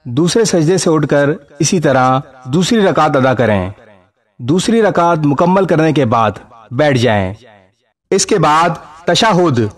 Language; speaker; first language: Urdu; native; Urdu